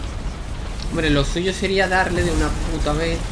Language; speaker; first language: Spanish; native; Spanish